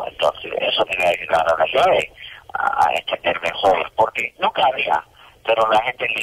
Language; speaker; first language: Spanish; non-native, fluent; English